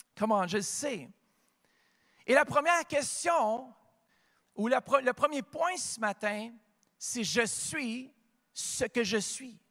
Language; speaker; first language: French; native; French